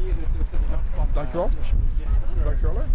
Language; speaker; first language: Dutch; non-native, learner; Turkish